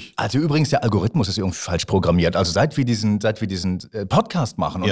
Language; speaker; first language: German; native; German